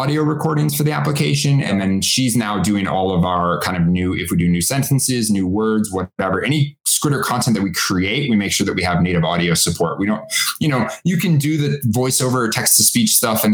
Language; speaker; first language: English; native; English